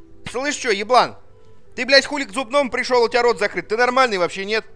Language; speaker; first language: Russian; native; Russian